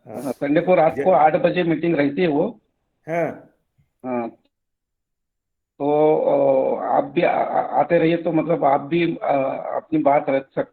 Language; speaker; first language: Hindi; native; Hindi